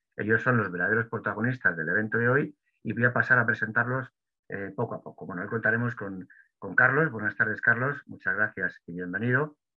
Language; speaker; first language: Spanish; native; Spanish